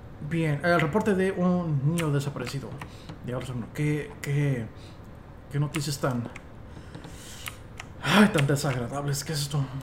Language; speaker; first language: Spanish; native; Spanish